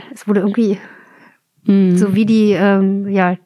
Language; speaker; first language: German; native; German